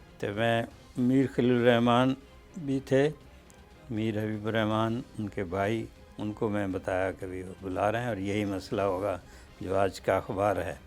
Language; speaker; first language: Urdu; native; Urdu